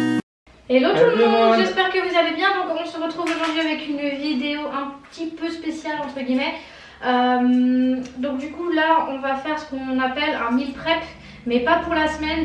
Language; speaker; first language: French; native; French